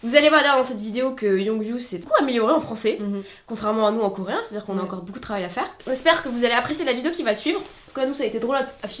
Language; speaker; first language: French; native; French